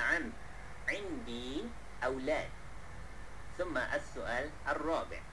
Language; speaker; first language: Arabic; non-native, fluent; Malay